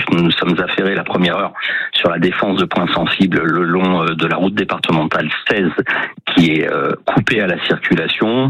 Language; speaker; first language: French; native; French